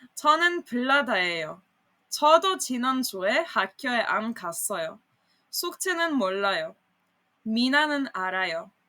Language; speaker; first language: Korean; non-native, fluent; Serbian